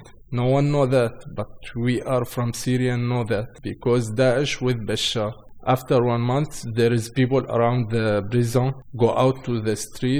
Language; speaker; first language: English; non-native, learner; Arabic